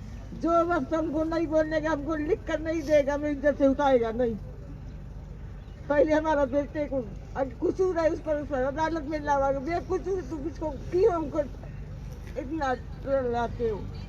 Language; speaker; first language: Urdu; non-native, local second language; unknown